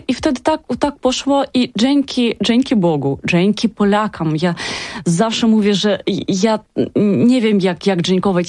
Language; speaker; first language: Polish; non-native, learner; Ukrainian